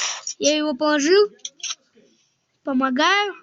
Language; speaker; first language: Russian; non-native, local second language; Kyrgyz